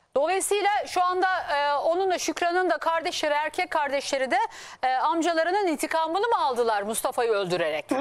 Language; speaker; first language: Turkish; native; Turkish